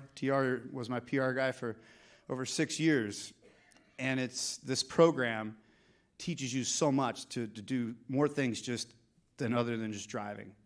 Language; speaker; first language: English; native; English